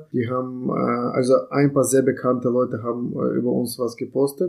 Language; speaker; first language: German; non-native, fluent; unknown